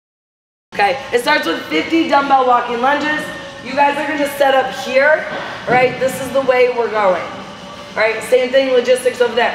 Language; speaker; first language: English; native; English